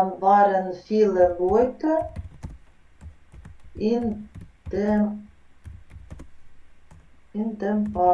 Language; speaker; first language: German; non-native, learner; Ukrainian